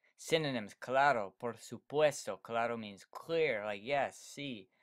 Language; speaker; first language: English; native; English